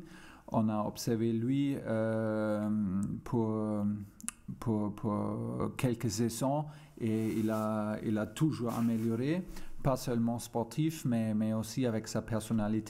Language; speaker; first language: French; non-native, fluent; German